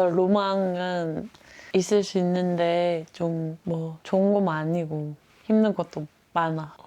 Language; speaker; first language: Korean; non-native, fluent; Dutch